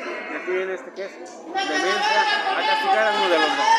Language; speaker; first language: Spanish; native; Spanish